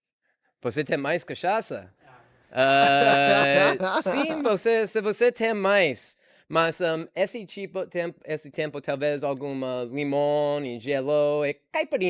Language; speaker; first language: Portuguese; non-native, learner; English